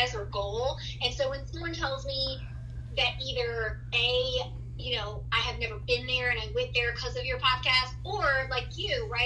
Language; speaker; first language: English; early bilingual, other home language; Spanish